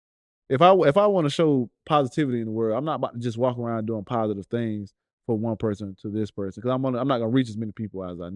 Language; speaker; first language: English; native; English